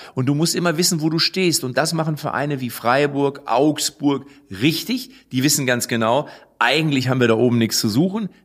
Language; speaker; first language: German; native; German